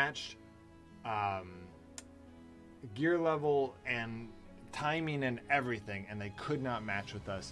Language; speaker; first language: English; native; English